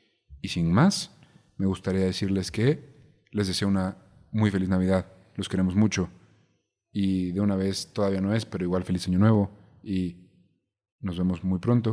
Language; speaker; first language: Spanish; native; Spanish